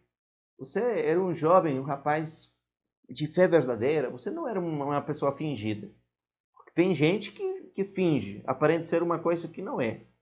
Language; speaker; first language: Portuguese; non-native, fluent; Spanish